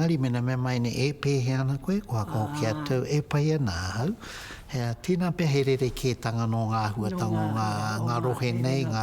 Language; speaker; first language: Māori; native; Māori